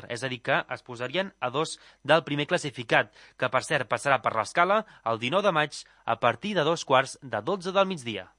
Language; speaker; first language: Catalan; native; Catalan